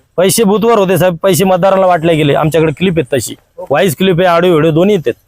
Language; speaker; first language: Marathi; native; Marathi